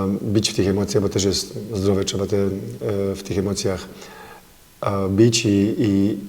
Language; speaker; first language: Polish; non-native, fluent; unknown